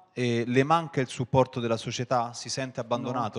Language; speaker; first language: Italian; native; Italian